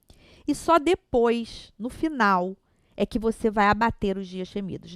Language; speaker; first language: Portuguese; native; Portuguese